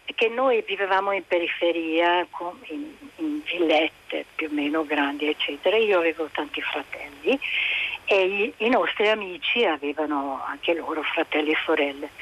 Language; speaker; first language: Italian; non-native, fluent; Hungarian